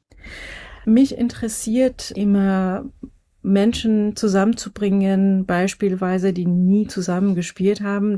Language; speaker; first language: German; non-native, fluent; Persian